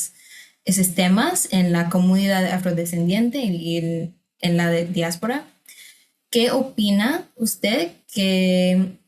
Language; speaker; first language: Spanish; non-native, fluent; English